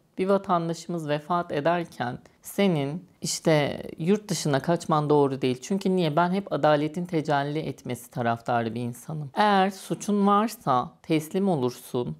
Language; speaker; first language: Turkish; native; Turkish